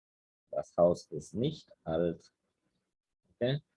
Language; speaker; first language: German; non-native, fluent; Spanish